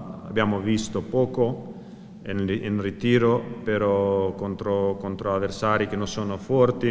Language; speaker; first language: Italian; non-native, fluent; Croatian